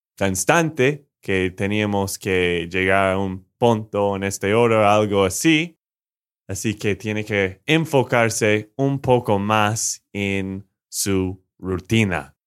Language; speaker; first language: Spanish; non-native, fluent; English